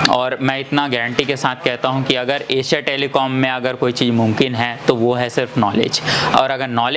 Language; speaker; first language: Hindi; native; Hindi